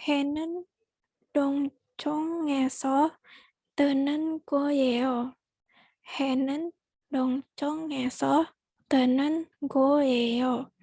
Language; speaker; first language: Korean; non-native, learner; Indonesian